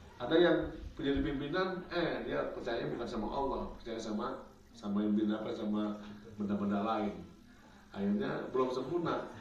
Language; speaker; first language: Indonesian; native; Indonesian